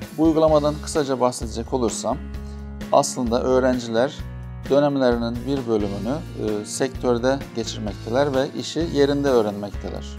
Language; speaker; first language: Turkish; native; Turkish